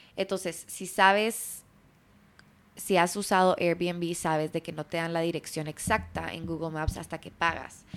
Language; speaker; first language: Spanish; early bilingual, heritage; Spanish